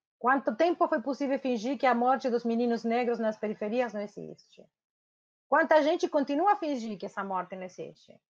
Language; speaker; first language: Portuguese; non-native, fluent; Spanish